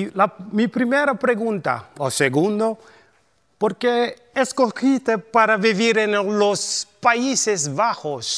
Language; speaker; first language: Spanish; non-native, fluent; Papiamento